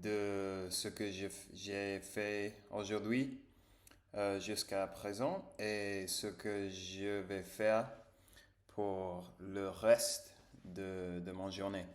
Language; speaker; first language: French; non-native, learner; English